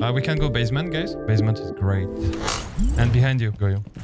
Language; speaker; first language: English; non-native, fluent; French